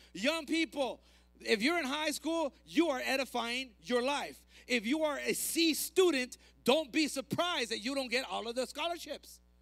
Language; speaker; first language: English; early bilingual, other home language; Spanish